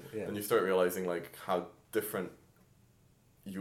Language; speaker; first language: English; early bilingual, other home language; French